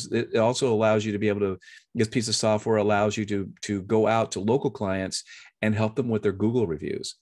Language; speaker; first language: English; native; English